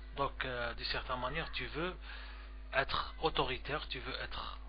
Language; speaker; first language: French; non-native, local second language; Arabic